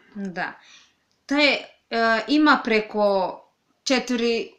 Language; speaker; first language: Serbian; non-native, fluent; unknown